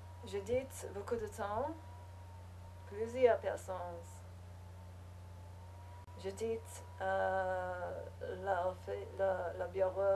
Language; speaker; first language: French; non-native, learner; English